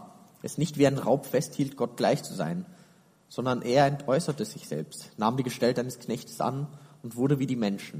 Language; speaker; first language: German; native; German